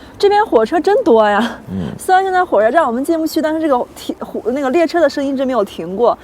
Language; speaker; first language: Chinese; native; Chinese